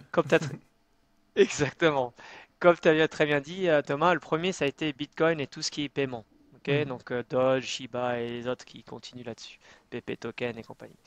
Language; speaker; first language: French; native; French